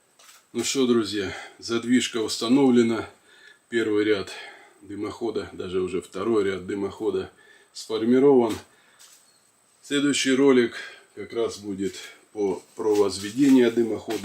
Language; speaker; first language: Russian; native; Russian